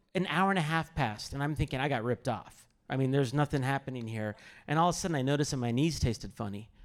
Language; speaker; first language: English; native; English